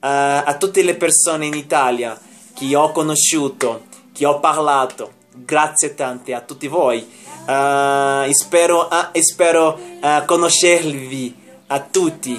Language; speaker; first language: Italian; non-native, learner; Portuguese